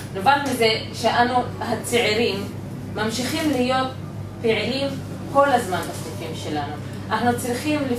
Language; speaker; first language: Hebrew; non-native, local second language; Arabic